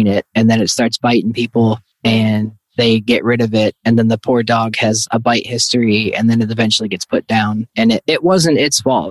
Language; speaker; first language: English; native; English